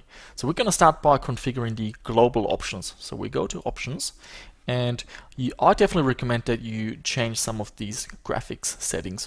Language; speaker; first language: English; native; English